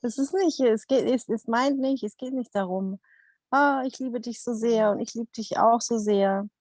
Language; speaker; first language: German; non-native, fluent; Dutch